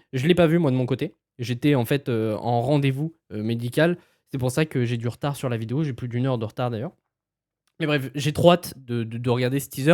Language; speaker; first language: French; native; French